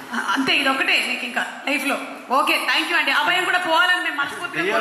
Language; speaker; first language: Telugu; native; Telugu